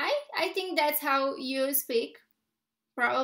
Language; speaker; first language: English; non-native, fluent; Portuguese